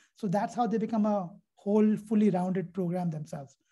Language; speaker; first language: English; non-native, local second language; Hindi